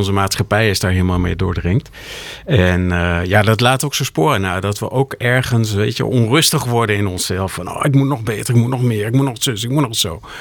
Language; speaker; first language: Dutch; native; Dutch